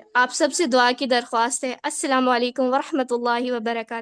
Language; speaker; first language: Hindi; native; Hindi